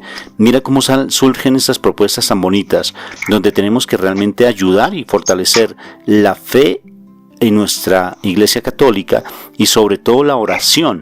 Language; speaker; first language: Spanish; native; Spanish